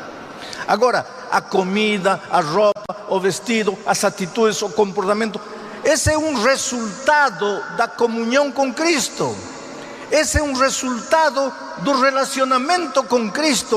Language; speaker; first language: Portuguese; non-native, fluent; Spanish